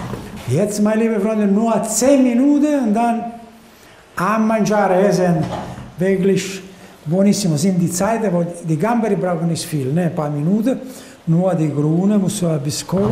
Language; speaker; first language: German; non-native, learner; Italian